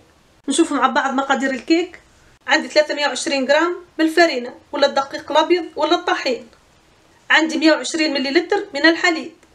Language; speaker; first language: Arabic; native; Arabic